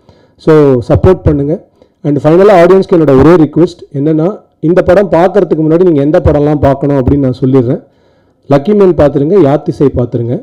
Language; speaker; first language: Tamil; native; Tamil